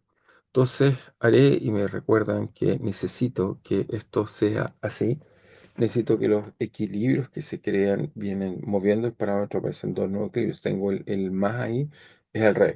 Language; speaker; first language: Spanish; native; Spanish